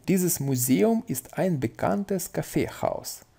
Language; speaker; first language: German; non-native, fluent; Russian